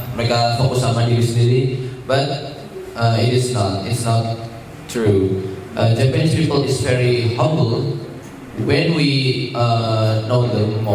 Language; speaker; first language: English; non-native, learner; Indonesian